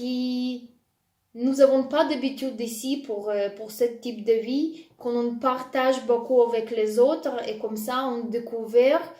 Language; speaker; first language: French; non-native, fluent; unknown